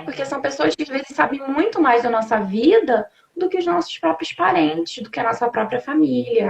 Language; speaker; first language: Portuguese; native; Portuguese